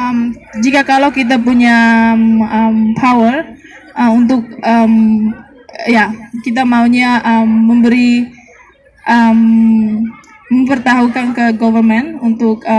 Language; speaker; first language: Indonesian; non-native, learner; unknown